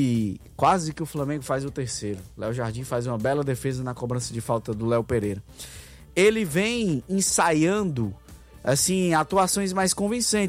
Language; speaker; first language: Portuguese; native; Portuguese